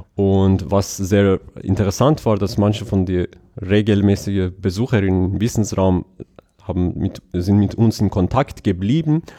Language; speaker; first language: German; non-native, fluent; Persian